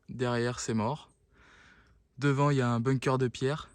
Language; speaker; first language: French; native; French